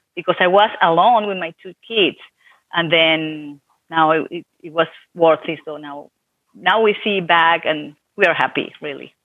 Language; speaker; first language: English; non-native, fluent; Spanish